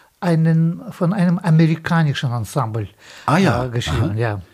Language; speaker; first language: German; non-native, fluent; Russian